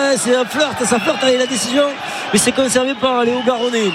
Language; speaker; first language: French; native; French